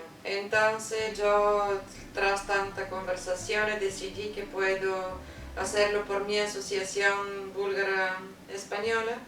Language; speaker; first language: Spanish; non-native, learner; Bulgarian